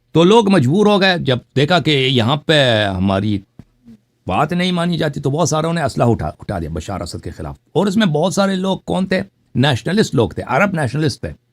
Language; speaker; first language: Urdu; non-native, fluent; Persian